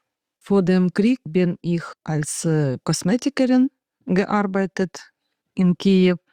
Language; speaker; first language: German; non-native, learner; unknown